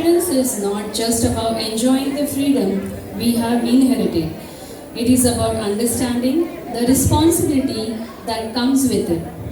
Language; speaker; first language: English; non-native, local second language; Marathi